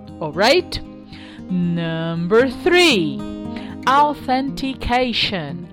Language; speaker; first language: English; non-native, fluent; Portuguese